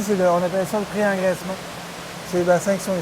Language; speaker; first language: French; native; French